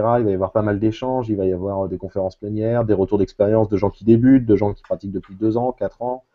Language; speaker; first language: French; native; French